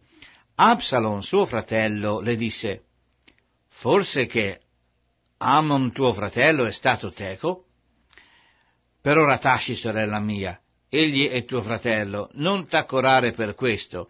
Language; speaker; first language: Italian; native; Italian